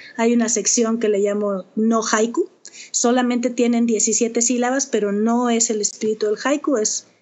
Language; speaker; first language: Spanish; native; Spanish